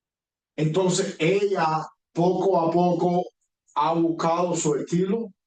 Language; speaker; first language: Spanish; early bilingual, heritage; Spanish